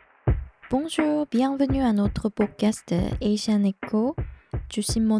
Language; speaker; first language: French; non-native, fluent; Korean